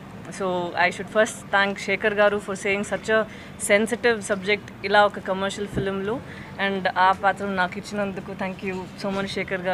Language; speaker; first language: Telugu; non-native, fluent; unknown